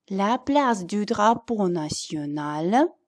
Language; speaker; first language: French; non-native, fluent; Russian